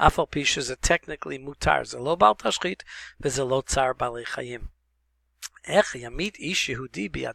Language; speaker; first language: Hebrew; non-native, fluent; English